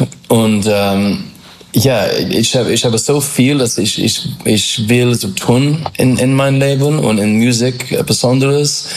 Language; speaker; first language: German; non-native, learner; English